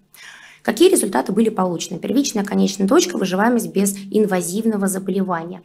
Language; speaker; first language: Russian; native; Russian